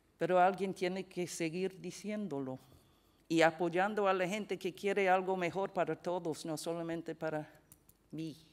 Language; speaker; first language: Spanish; non-native, fluent; English